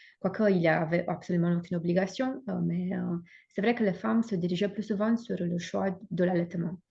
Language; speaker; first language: French; non-native, fluent; Romanian